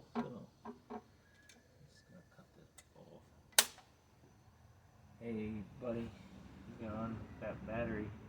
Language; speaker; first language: English; native; English